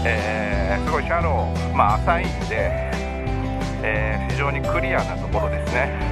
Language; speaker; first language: Japanese; native; Japanese